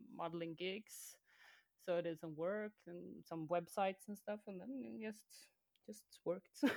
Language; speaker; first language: English; non-native, fluent; Swedish